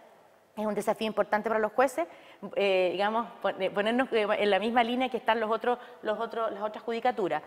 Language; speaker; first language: Spanish; native; Spanish